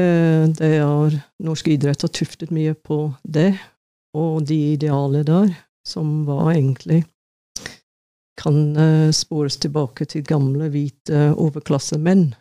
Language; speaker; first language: Norwegian; non-native, fluent; English